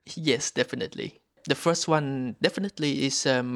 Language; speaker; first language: English; non-native, learner; Vietnamese